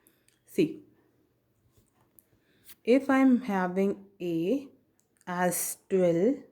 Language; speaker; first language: English; non-native, local second language; Hindi